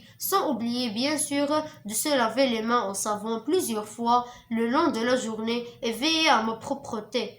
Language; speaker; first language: French; non-native, local second language; Arabic